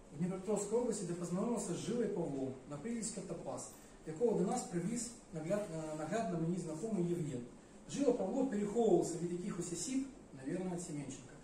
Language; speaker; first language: Ukrainian; non-native, local second language; Russian